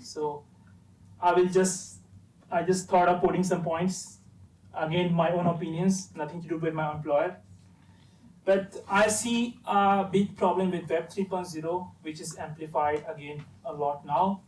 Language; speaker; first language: English; non-native, fluent; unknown